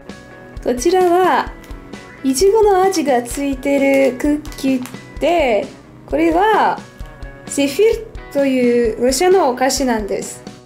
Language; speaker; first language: Japanese; non-native, fluent; Russian